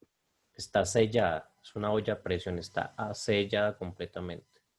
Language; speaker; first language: Spanish; native; Spanish